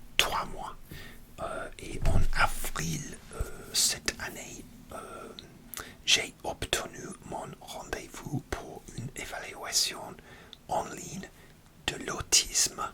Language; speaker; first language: French; non-native, learner; English